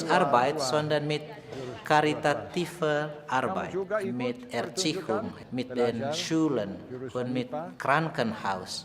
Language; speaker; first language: German; non-native, fluent; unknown